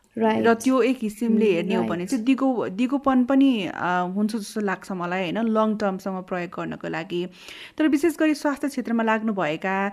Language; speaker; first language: Nepali; native; Nepali